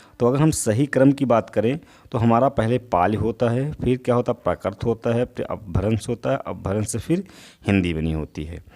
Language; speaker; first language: Hindi; native; Hindi